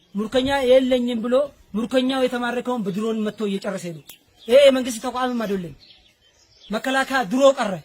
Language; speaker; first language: Amharic; non-native, local second language; Oromo